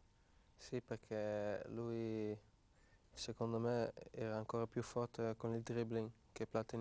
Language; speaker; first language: Italian; non-native, fluent; Dutch